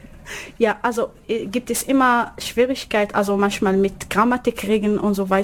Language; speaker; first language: German; non-native, learner; Arabic